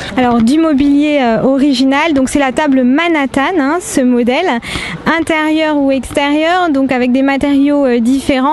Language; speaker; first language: French; native; French